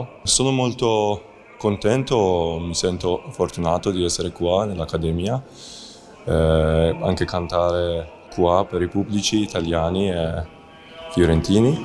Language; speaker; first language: Italian; non-native, fluent; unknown